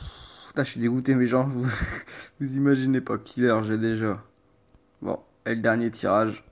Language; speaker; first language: French; native; French